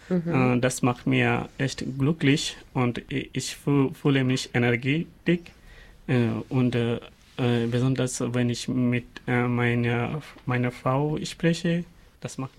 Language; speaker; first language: German; non-native, learner; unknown